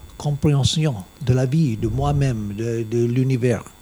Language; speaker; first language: French; non-native, learner; English